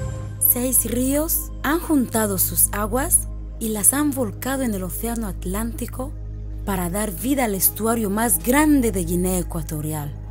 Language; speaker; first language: Spanish; native; Spanish